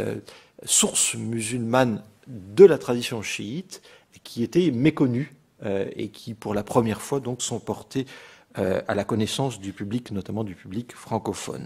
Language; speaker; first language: French; native; French